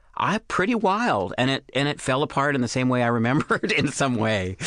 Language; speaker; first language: English; native; English